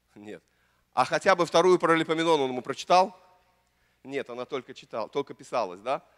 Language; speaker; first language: Russian; native; Russian